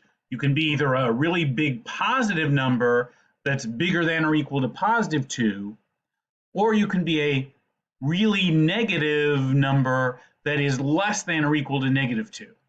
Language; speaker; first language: English; native; English